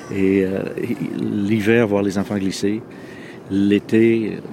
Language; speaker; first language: French; non-native, local second language; English